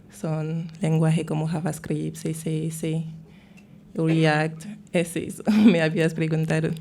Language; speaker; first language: Spanish; non-native, fluent; Haitian Creole